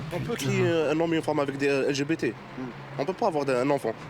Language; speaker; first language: French; non-native, learner; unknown